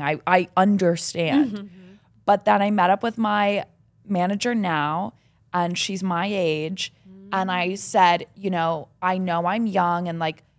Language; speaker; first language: English; native; English